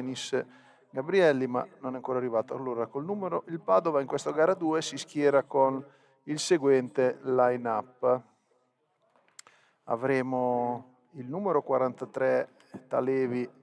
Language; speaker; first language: Italian; native; Italian